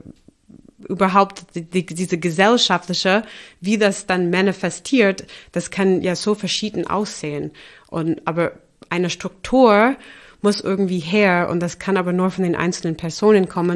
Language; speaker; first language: German; non-native, fluent; English